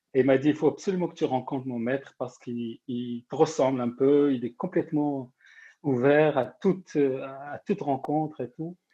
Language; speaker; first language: French; non-native, local second language; Arabic